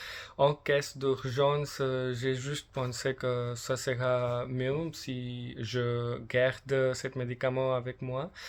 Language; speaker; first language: French; non-native, learner; English